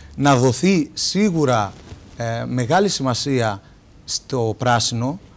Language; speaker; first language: Greek; native; Greek